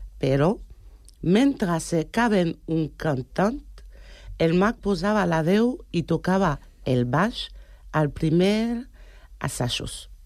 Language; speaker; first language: Catalan; non-native, learner; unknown